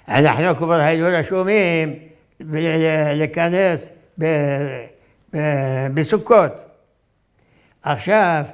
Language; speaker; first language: Hebrew; non-native, fluent; Arabic